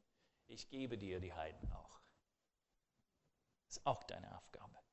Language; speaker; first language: German; non-native, fluent; English